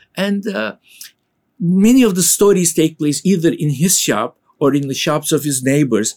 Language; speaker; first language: English; non-native, fluent; Turkish